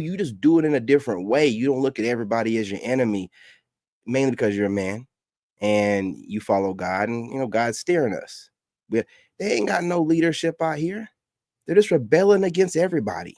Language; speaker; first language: English; native; English